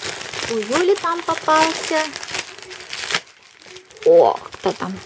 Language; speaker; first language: Russian; native; Russian